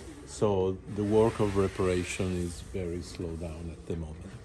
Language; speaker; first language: English; non-native, fluent; Italian